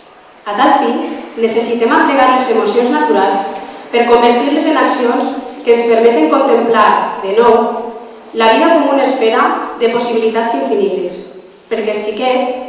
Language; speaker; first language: Catalan; native; Catalan